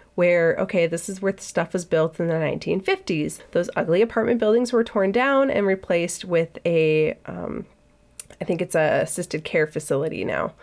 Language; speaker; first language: English; native; English